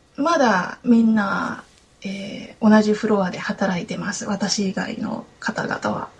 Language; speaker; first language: Japanese; native; Japanese